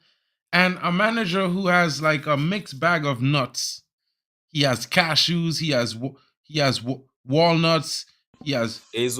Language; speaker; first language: English; native; English